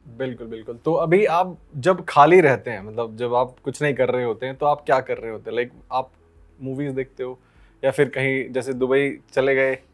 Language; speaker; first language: Hindi; native; Hindi